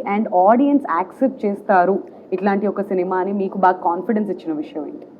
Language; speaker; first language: Telugu; native; Telugu